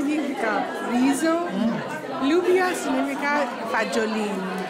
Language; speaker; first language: Italian; non-native, learner; Persian